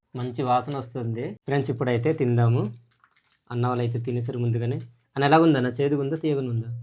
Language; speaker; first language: Telugu; non-native, local second language; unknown